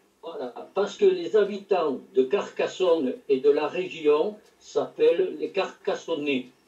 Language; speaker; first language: French; native; French